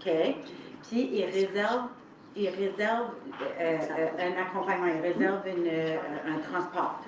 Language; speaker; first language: French; native; French